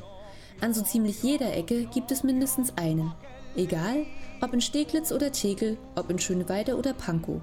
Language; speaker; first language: German; native; German